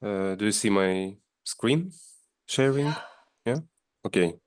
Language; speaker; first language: English; non-native, fluent; Ukrainian